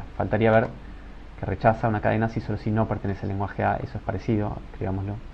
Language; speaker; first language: Spanish; native; Spanish